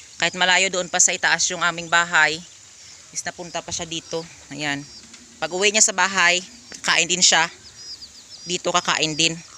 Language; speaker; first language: Filipino; non-native, local second language; Hiligaynon